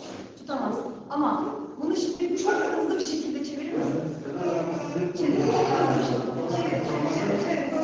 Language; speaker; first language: Turkish; native; Turkish